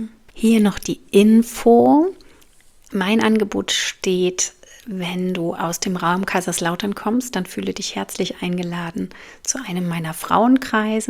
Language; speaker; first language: German; native; German